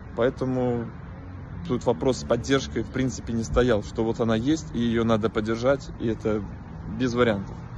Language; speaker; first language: Russian; native; Russian